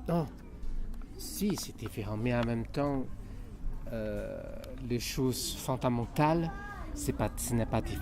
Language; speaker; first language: French; non-native, fluent; Chinese